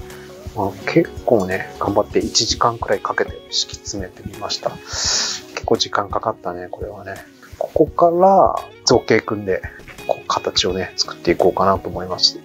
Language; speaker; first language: Japanese; native; Japanese